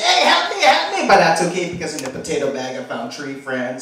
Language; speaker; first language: English; native; English